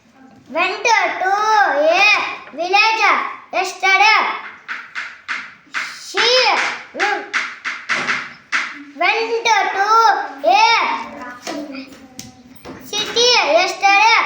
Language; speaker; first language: English; non-native, learner; Telugu